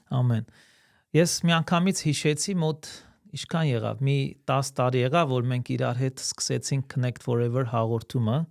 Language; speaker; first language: Armenian; early bilingual, heritage; Armenian